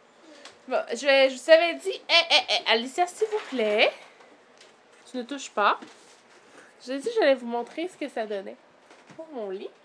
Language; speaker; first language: French; native; French